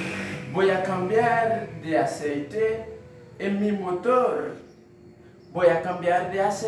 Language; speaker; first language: Spanish; non-native, fluent; Haitian Creole